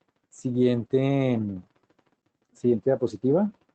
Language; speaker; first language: Spanish; native; Spanish